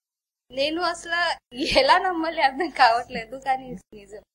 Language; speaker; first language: Telugu; non-native, learner; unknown